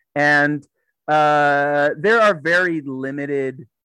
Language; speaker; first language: English; native; English